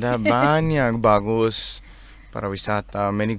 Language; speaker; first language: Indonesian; non-native, learner; Danish